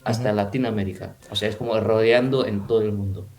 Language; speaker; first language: Spanish; non-native, fluent; Indonesian